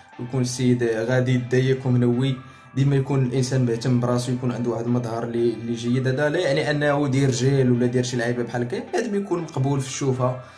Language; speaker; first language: Arabic; native; Arabic